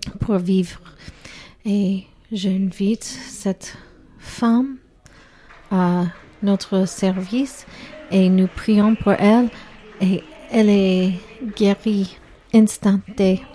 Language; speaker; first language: French; non-native, learner; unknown